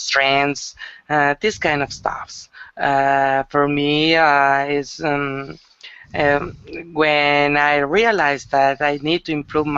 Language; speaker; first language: English; non-native, learner; Spanish